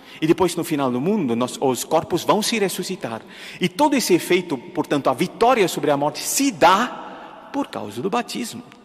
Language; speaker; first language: Portuguese; non-native, fluent; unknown